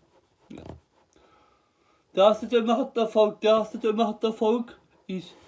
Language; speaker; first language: German; non-native, learner; Turkish